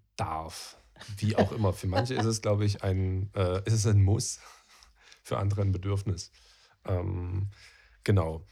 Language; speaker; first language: German; native; German